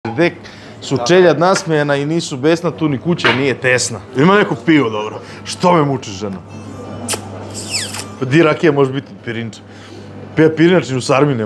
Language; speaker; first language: Bosnian; native; Bosnian